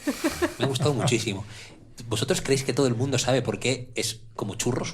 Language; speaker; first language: Spanish; native; Spanish